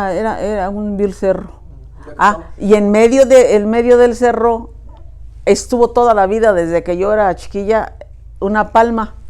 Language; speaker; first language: Spanish; native; Spanish